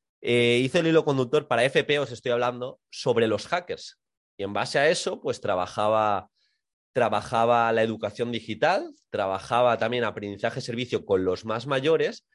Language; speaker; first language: Spanish; native; Spanish